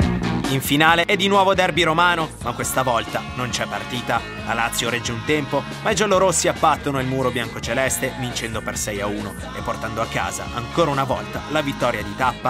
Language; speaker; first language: Italian; native; Italian